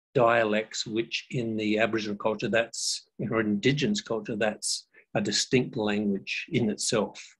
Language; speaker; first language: English; native; English